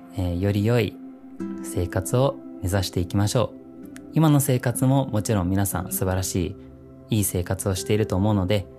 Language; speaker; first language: Japanese; early bilingual, heritage; Japanese